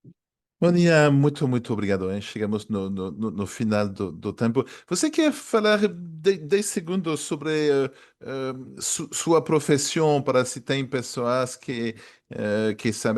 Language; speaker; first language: Portuguese; non-native, fluent; French